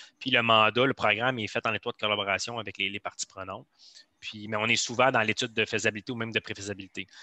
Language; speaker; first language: French; native; French